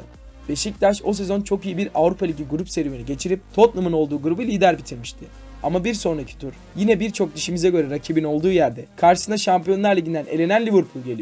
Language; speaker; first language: Turkish; native; Turkish